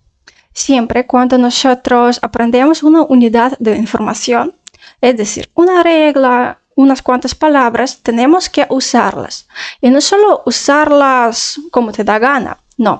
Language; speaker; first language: Spanish; non-native, fluent; Russian